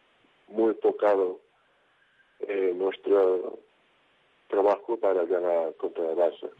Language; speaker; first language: Spanish; non-native, fluent; English